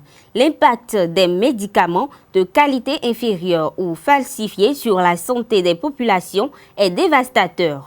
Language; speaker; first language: French; native; French